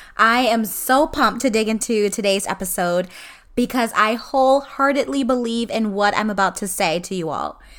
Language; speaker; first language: English; native; English